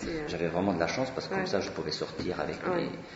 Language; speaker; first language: French; non-native, fluent; Swedish